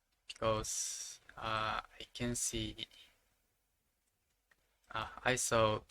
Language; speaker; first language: English; non-native, learner; Japanese